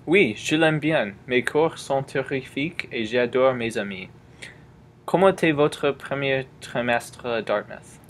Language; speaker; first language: French; non-native, learner; English